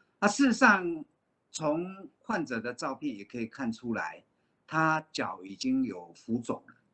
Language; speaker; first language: Chinese; native; Chinese